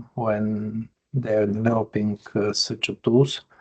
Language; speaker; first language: English; non-native, fluent; Bulgarian